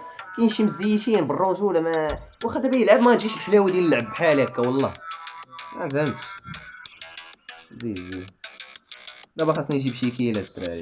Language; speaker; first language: Arabic; native; Arabic